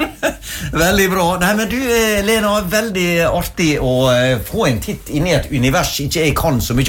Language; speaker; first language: Norwegian; native; Norwegian